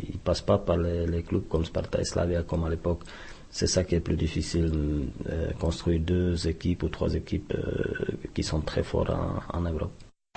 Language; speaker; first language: French; non-native, fluent; Czech